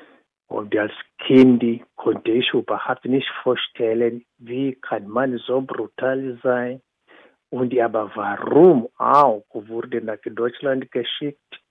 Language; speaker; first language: German; non-native, fluent; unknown